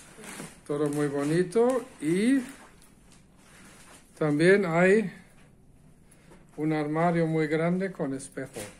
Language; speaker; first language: Spanish; non-native, fluent; German